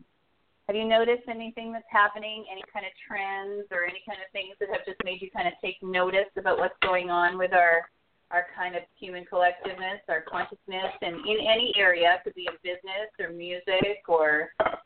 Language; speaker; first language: English; native; English